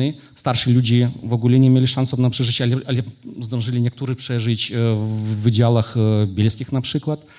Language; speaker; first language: Polish; non-native, fluent; Ukrainian